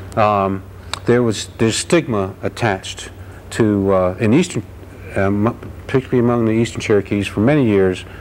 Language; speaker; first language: English; native; English